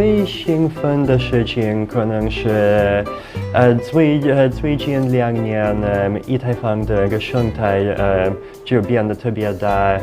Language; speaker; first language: Chinese; non-native, fluent; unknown